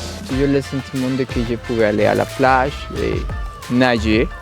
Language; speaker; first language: French; non-native, learner; Spanish